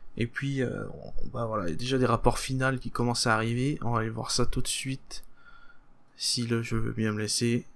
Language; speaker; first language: French; native; French